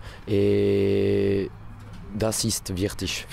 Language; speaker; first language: German; non-native, learner; French